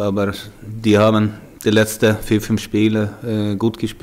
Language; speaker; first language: German; non-native, fluent; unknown